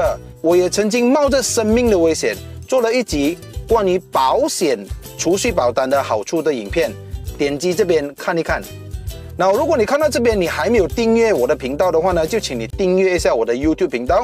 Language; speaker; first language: Chinese; native; Chinese